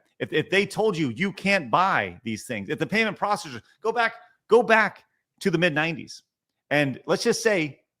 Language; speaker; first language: English; native; English